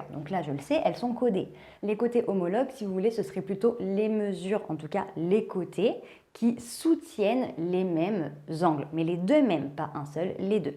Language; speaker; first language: French; native; French